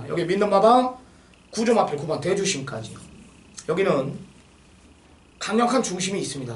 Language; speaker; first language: Korean; native; Korean